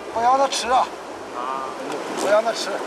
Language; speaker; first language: Chinese; native; Chinese